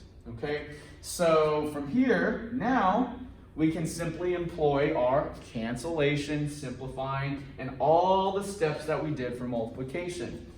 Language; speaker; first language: English; native; English